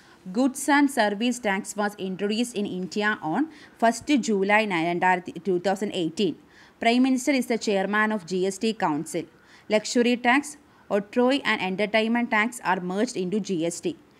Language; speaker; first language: English; non-native, local second language; Malayalam